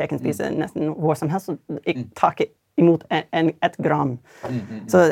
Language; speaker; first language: Norwegian; non-native, fluent; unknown